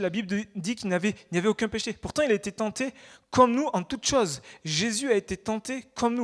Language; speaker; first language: French; native; French